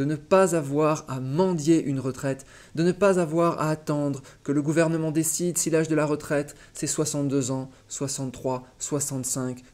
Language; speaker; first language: French; native; French